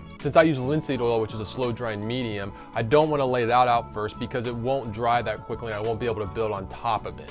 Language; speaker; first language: English; native; English